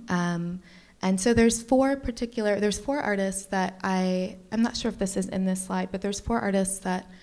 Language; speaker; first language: English; native; English